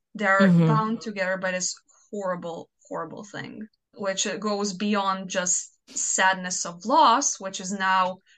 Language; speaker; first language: English; non-native, fluent; Croatian